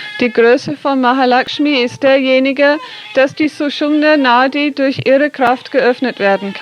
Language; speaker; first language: German; non-native, fluent; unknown